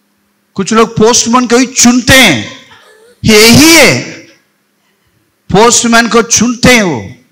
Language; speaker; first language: Hindi; non-native, local second language; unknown